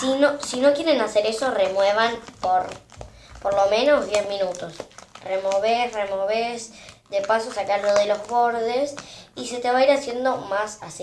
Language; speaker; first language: Spanish; native; Spanish